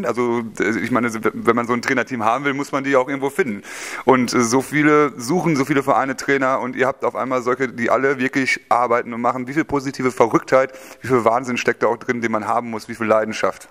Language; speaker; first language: German; native; German